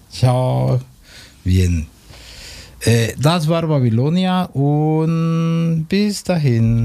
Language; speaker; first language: German; non-native, fluent; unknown